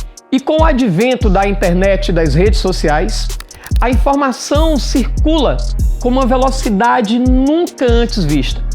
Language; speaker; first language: Portuguese; native; Portuguese